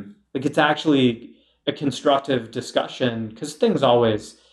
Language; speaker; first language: English; native; English